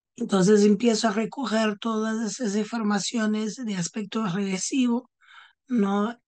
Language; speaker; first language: Spanish; non-native, fluent; Portuguese